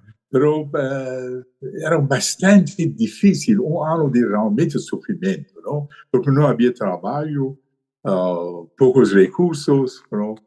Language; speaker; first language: Spanish; non-native, fluent; Persian